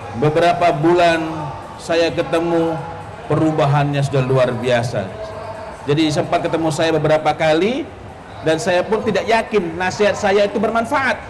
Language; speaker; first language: Indonesian; native; Indonesian